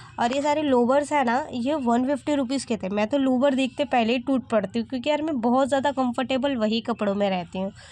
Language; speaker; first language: Hindi; native; Hindi